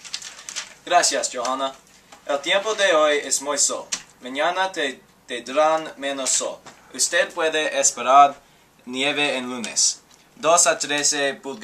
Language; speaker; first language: Spanish; non-native, learner; English